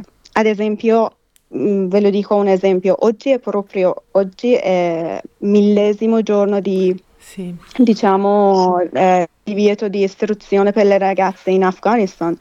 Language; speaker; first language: Italian; non-native, fluent; Persian